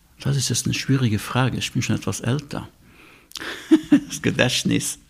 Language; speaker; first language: German; non-native, local second language; Luxembourgish